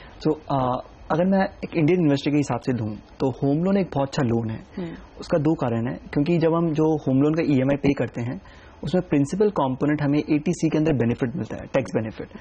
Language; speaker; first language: Hindi; native; Hindi